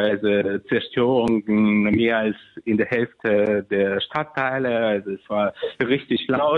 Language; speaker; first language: German; non-native, fluent; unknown